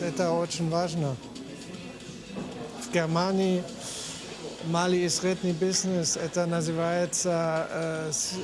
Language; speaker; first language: Russian; non-native, fluent; Polish